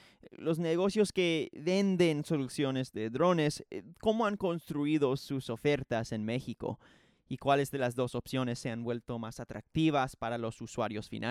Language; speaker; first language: Spanish; non-native, fluent; English